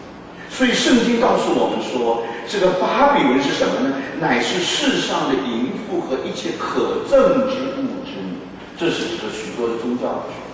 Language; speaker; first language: Chinese; native; Chinese